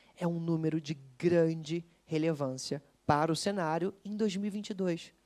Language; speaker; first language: Portuguese; native; Portuguese